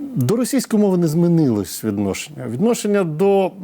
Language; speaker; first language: Ukrainian; non-native, local second language; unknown